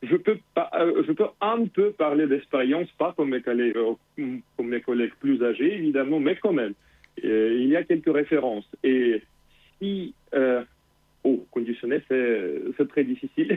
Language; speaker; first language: French; non-native, fluent; Russian